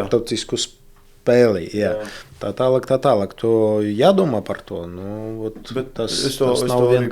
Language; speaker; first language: Latvian; non-native, local second language; Russian